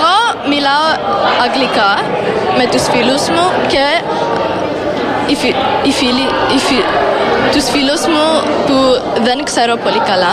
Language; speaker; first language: Greek; early bilingual, heritage; Greek